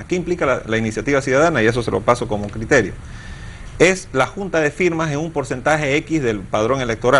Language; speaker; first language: Spanish; native; Spanish